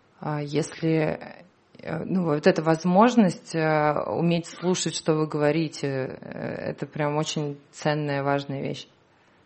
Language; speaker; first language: Russian; native; Russian